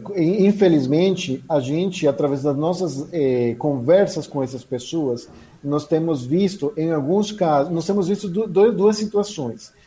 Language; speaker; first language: Portuguese; non-native, fluent; Spanish